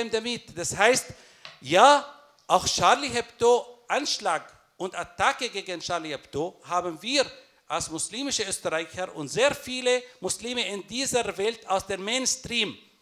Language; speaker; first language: German; non-native, fluent; Arabic